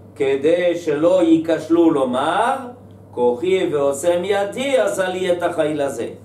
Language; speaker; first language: Hebrew; native; Hebrew